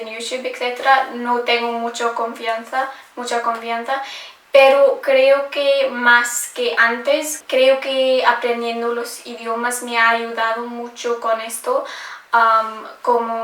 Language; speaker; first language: Spanish; non-native, learner; English